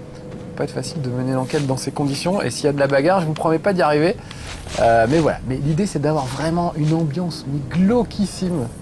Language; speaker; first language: French; native; French